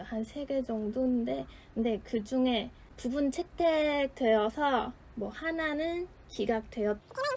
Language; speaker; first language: Korean; non-native, fluent; Chinese